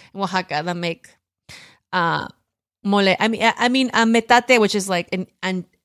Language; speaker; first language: English; early bilingual, other home language; Spanish